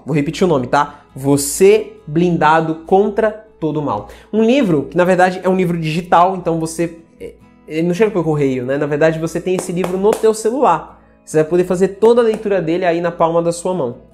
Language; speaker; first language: Portuguese; native; Portuguese